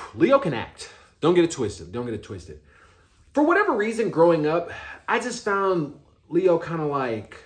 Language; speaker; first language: English; native; English